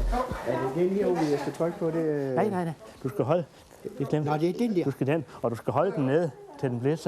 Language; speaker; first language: Danish; native; Danish